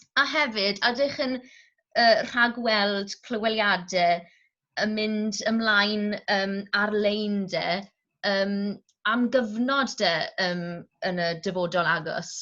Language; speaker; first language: Welsh; native; Welsh